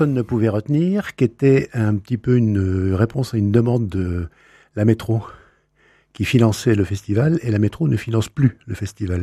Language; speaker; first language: French; native; French